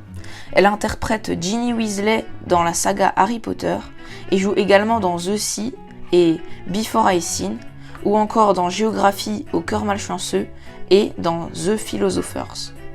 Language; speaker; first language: French; native; French